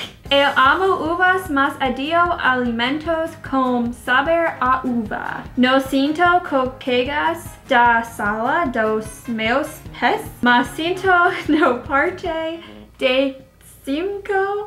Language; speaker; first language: Portuguese; non-native, learner; English